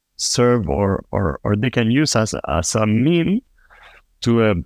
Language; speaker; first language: English; non-native, fluent; Spanish